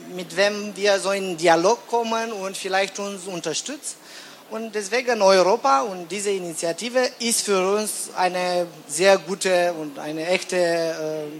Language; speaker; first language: German; non-native, fluent; Romanian